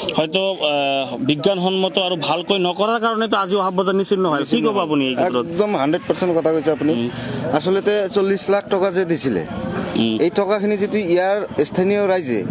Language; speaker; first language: Assamese; non-native, local second language; Bangla